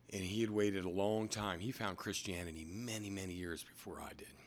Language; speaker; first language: English; native; English